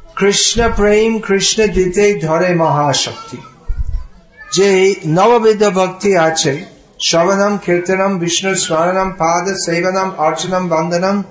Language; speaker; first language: Bangla; non-native, fluent; English